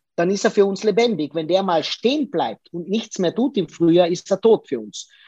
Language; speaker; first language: German; native; German